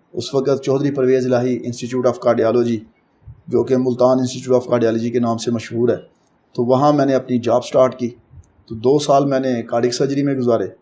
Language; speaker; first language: Urdu; non-native, local second language; Punjabi